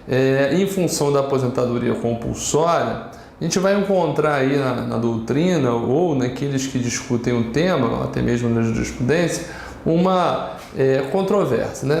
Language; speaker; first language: Portuguese; native; Portuguese